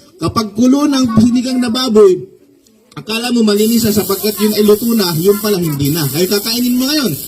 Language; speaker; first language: Filipino; non-native, local second language; Waray